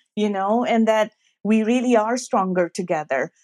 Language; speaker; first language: English; non-native, local second language; Urdu